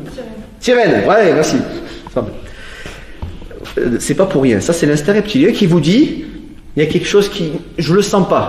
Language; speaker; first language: French; native; French